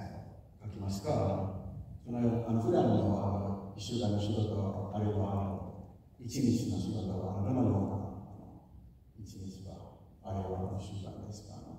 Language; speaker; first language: Japanese; non-native, fluent; Finnish